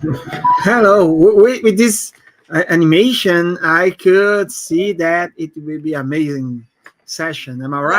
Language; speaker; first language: English; non-native, fluent; Portuguese